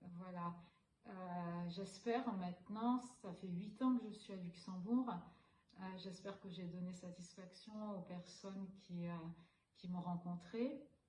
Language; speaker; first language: French; native; French